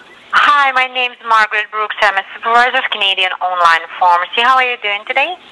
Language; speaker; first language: English; non-native, fluent; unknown